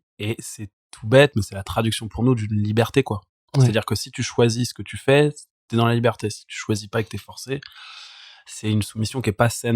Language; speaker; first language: French; native; French